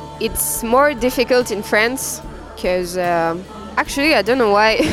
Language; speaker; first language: English; non-native, fluent; French